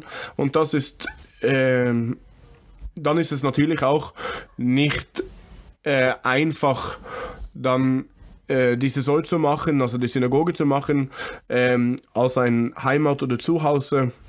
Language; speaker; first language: German; non-native, fluent; English